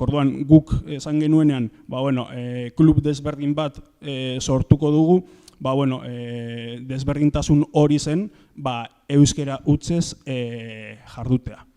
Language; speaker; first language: Basque; native; Basque